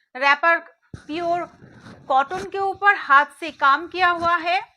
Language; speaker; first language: Hindi; non-native, local second language; Bangla